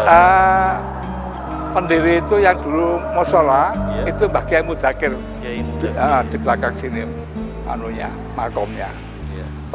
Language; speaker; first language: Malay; non-native, local second language; Javanese